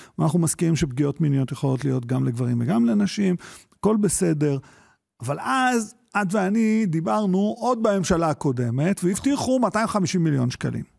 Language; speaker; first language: Hebrew; native; Hebrew